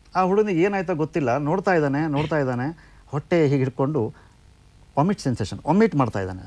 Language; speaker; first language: Kannada; native; Kannada